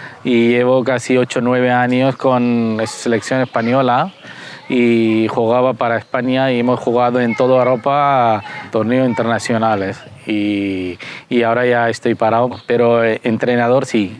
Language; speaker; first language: Spanish; non-native, fluent; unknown